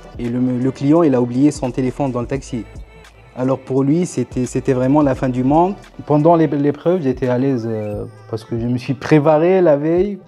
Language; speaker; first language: French; native; French